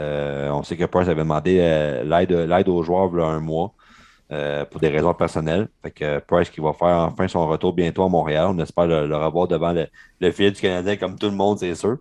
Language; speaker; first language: French; native; French